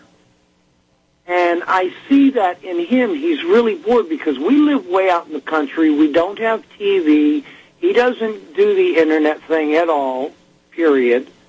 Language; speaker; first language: English; native; English